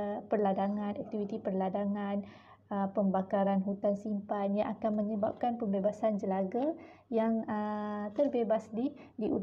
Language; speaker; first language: Malay; native; Malay